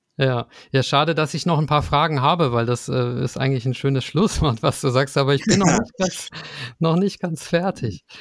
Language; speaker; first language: German; native; German